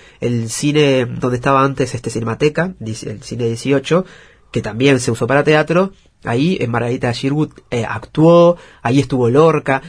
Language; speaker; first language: Spanish; early bilingual, other home language; Portuguese